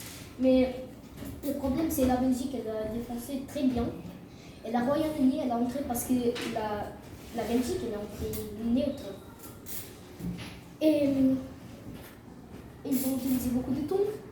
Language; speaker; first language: French; non-native, learner; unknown